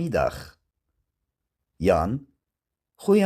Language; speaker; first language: Dutch; non-native, learner; Kurdish